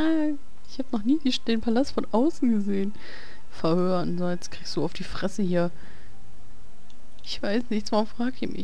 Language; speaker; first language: German; native; German